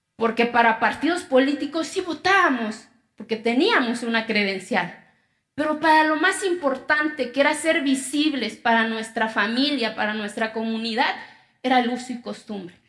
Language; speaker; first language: Spanish; non-native, local second language; Zapotec